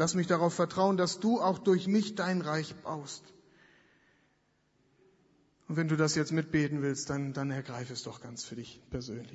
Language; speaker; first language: German; native; German